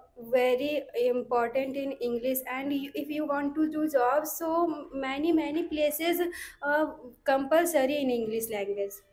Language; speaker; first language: English; non-native, learner; Hindi